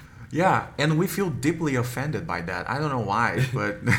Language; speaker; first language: English; non-native, fluent; Portuguese